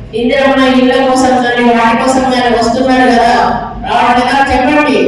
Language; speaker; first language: Telugu; native; Telugu